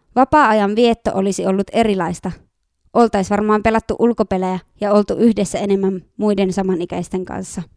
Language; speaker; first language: Finnish; native; Finnish